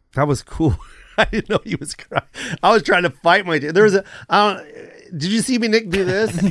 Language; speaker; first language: English; early bilingual, other home language; Filipino